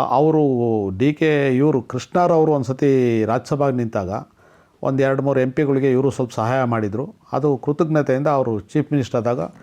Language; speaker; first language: Kannada; non-native, local second language; Telugu